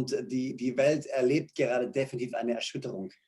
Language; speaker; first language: German; native; German